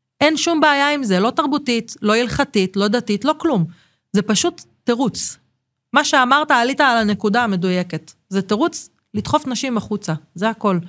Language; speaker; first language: Hebrew; native; Hebrew